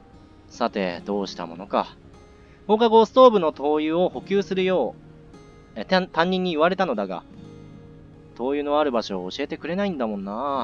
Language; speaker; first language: Japanese; native; Japanese